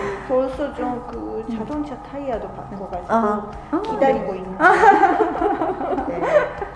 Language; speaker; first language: Korean; non-native, fluent; Japanese